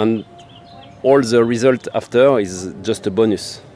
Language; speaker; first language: English; non-native, learner; French